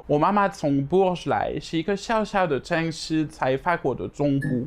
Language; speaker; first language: Chinese; non-native, fluent; French